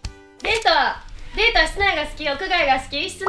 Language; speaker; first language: Japanese; native; Japanese